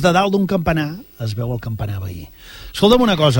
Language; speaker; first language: Catalan; native; Catalan